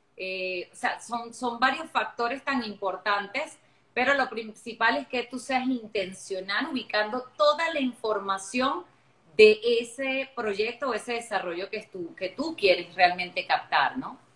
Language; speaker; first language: Spanish; native; Spanish